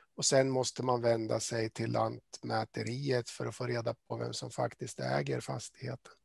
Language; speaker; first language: Swedish; native; Swedish